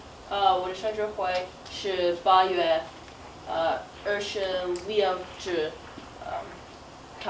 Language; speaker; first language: Chinese; non-native, learner; English